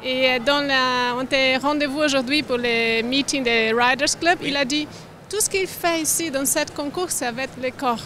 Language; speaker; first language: French; non-native, learner; Portuguese